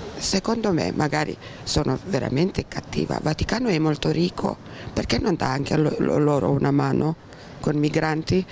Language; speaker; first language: Italian; non-native, fluent; Romanian